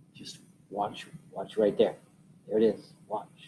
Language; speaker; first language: English; native; English